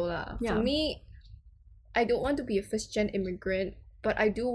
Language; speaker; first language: English; non-native, local second language; Chinese